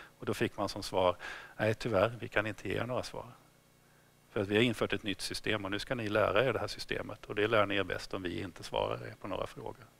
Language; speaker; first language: Swedish; native; Swedish